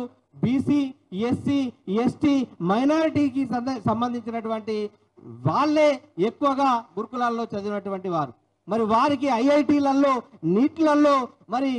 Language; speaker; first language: Telugu; native; Telugu